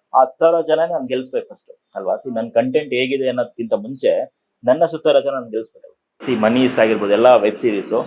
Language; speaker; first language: Kannada; non-native, local second language; Telugu